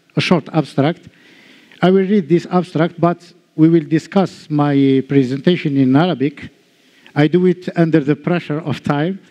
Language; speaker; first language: English; non-native, learner; Arabic